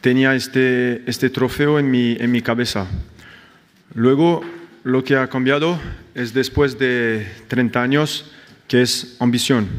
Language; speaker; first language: Spanish; non-native, fluent; French